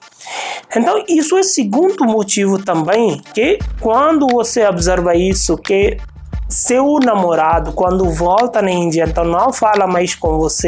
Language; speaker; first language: Portuguese; non-native, fluent; Hindi